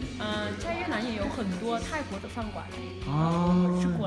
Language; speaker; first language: Chinese; non-native, learner; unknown